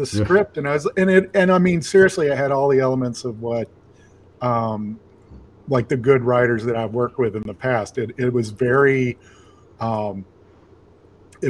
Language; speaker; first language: English; native; English